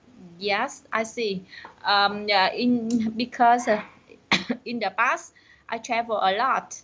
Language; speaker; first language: English; non-native, learner; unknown